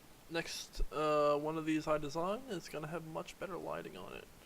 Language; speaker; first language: English; native; English